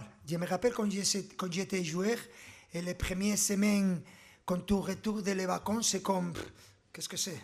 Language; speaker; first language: French; non-native, learner; Spanish